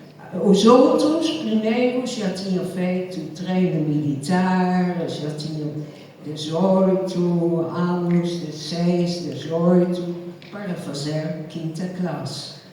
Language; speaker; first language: Portuguese; non-native, fluent; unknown